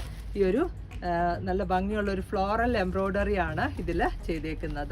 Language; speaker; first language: Malayalam; native; Malayalam